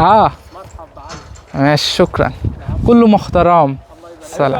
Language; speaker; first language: Arabic; non-native, learner; Bangla